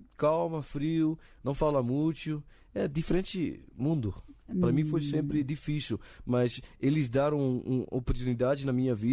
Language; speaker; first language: Portuguese; non-native, learner; Dutch